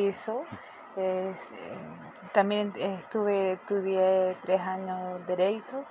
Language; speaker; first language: Portuguese; non-native, fluent; Spanish